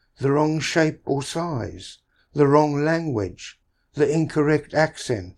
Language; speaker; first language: English; native; English